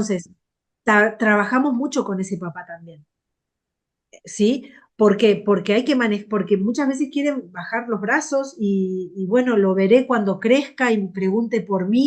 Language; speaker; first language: Spanish; native; Spanish